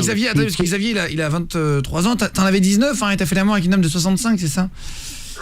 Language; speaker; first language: French; native; French